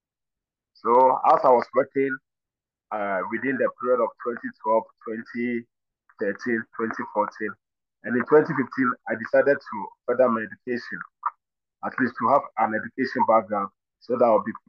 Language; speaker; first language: English; non-native, local second language; Akan